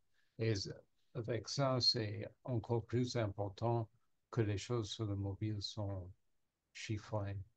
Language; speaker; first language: French; non-native, learner; English